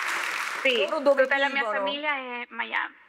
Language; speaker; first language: Italian; non-native, fluent; Spanish